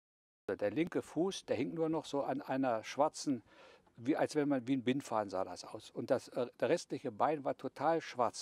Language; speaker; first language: German; native; German